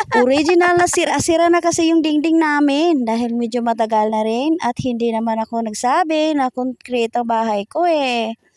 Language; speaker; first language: Filipino; non-native, local second language; Cebuano